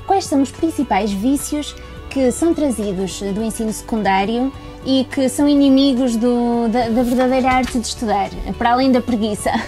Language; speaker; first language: Portuguese; native; Portuguese